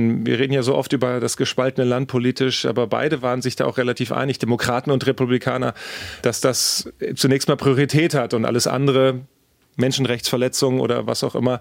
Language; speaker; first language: German; native; German